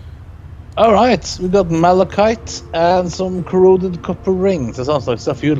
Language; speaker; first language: English; non-native, fluent; Norwegian